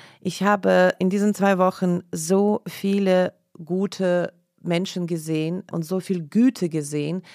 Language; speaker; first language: German; non-native, fluent; Russian